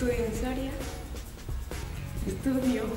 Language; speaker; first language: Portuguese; non-native, learner; Spanish